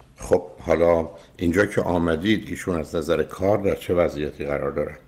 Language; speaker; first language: Persian; native; Persian